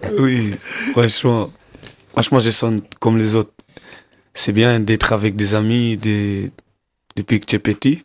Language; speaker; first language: French; non-native, learner; Kabuverdianu